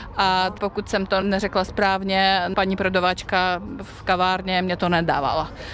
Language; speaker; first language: Czech; non-native, fluent; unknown